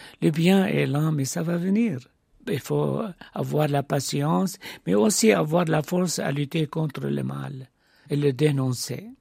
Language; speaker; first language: French; non-native, fluent; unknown